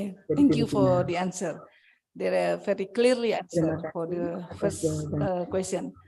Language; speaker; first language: English; non-native, fluent; Indonesian